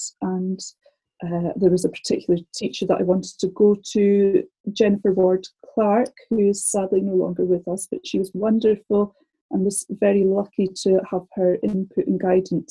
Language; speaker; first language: English; native; English